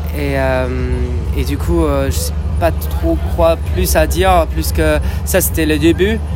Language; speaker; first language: French; non-native, fluent; English